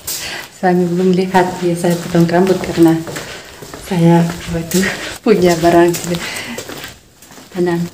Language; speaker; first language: Indonesian; non-native, learner; Russian